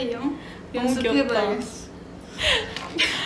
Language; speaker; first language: Korean; non-native, fluent; Japanese